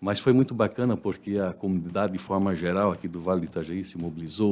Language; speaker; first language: Portuguese; native; Portuguese